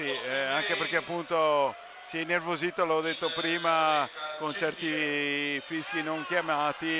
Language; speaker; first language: Italian; native; Italian